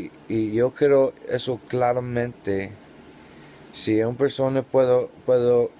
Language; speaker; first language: Spanish; non-native, learner; English